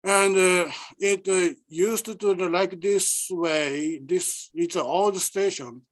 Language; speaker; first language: English; non-native, learner; Japanese